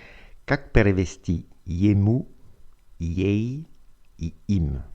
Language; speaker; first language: Russian; non-native, fluent; French